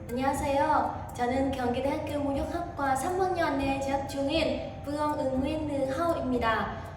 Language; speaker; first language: Korean; non-native, fluent; Vietnamese